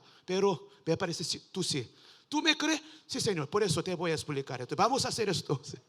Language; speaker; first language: Spanish; non-native, learner; Korean